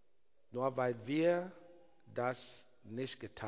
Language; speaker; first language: German; non-native, learner; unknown